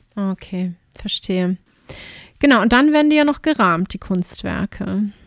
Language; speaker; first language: German; native; German